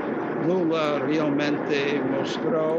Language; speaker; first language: Spanish; non-native, fluent; English